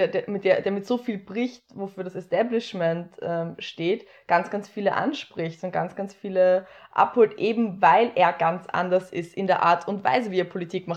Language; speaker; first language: German; native; German